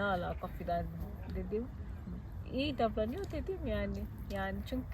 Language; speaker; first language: Turkish; non-native, fluent; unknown